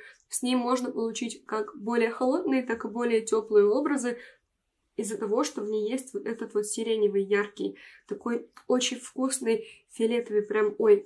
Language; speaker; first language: Russian; native; Russian